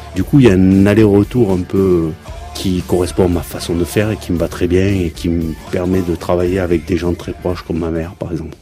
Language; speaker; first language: French; early bilingual, other home language; Arabic